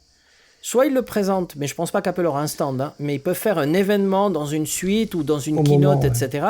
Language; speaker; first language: French; native; French